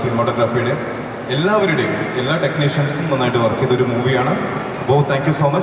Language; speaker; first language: Malayalam; native; Malayalam